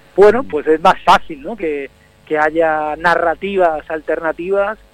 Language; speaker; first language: Spanish; native; Spanish